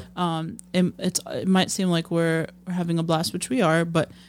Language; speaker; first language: English; non-native, fluent; Arabic